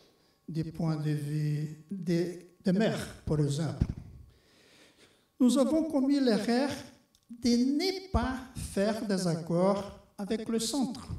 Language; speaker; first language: French; non-native, fluent; Portuguese